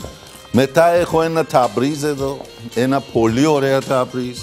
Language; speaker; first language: Greek; non-native, learner; Persian